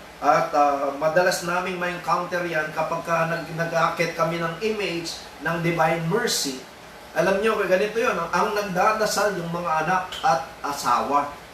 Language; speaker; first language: Filipino; native; Filipino